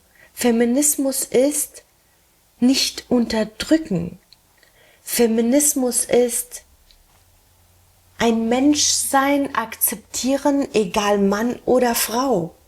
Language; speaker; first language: German; early bilingual, heritage; German